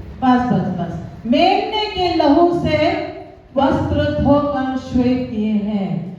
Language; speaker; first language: Hindi; native; Hindi